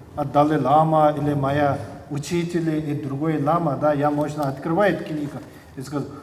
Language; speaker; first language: Russian; non-native, learner; English